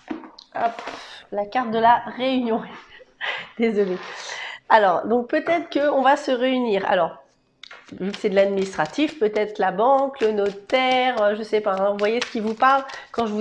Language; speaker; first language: French; native; French